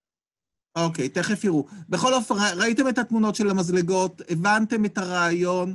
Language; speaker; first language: Hebrew; native; Hebrew